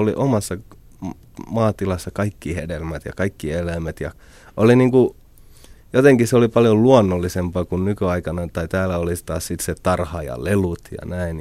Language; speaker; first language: Finnish; early bilingual, other home language; Arabic